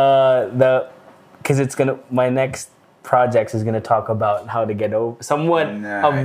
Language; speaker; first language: English; non-native, local second language; Filipino